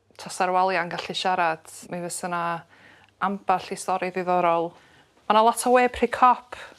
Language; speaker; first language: Welsh; native; Welsh